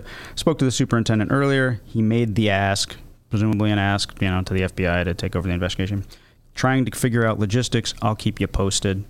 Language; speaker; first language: English; native; English